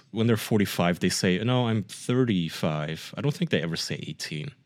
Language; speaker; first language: English; non-native, fluent; German